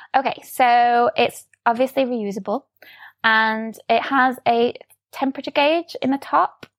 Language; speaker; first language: English; native; English